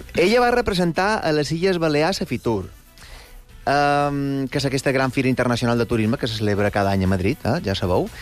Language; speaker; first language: Catalan; native; Catalan